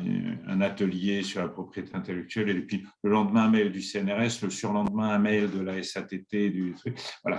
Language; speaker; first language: French; native; French